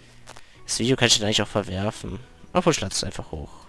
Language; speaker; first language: German; native; German